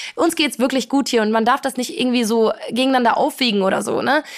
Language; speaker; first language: German; early bilingual, other home language; Polish